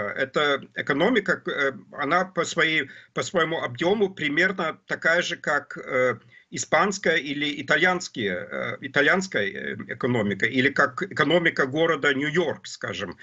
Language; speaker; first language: Russian; non-native, fluent; German